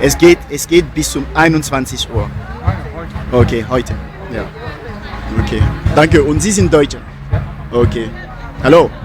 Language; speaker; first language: German; non-native, fluent; French